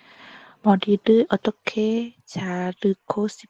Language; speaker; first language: Korean; non-native, learner; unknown